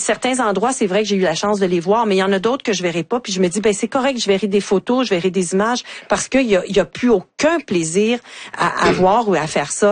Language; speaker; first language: French; native; French